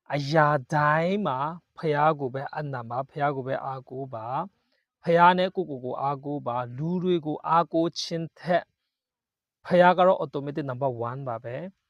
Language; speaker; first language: Burmese; non-native, local second language; Kachin